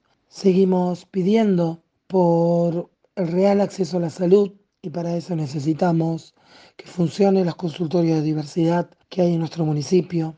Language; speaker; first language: Spanish; native; Spanish